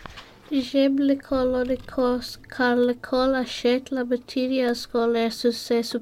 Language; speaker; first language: French; non-native, learner; English